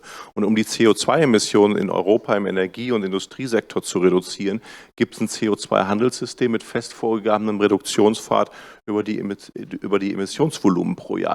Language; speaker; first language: German; native; German